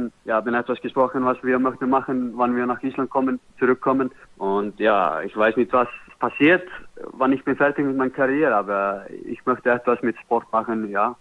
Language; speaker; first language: German; non-native, learner; Icelandic